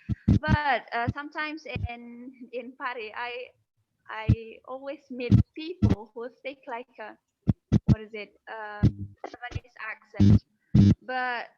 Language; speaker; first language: English; non-native, fluent; Indonesian